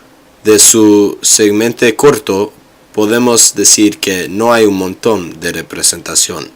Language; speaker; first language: Spanish; non-native, learner; English